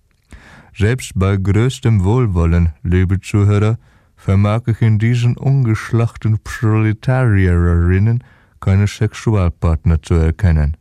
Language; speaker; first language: German; native; German